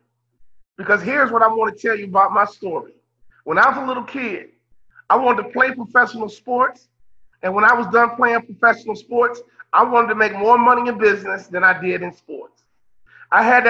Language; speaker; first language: English; native; English